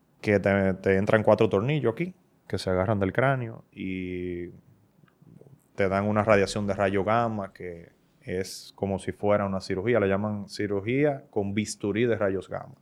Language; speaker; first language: Spanish; native; Spanish